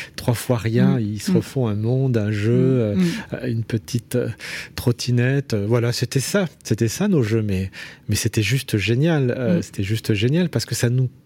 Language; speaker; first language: French; native; French